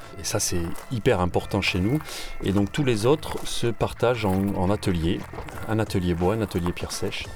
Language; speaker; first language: French; native; French